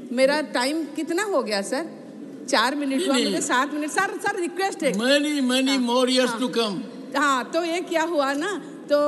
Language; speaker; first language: Hindi; non-native, local second language; Odia